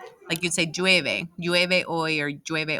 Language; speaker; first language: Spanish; non-native, fluent; English